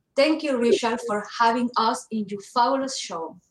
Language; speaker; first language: English; non-native, learner; Spanish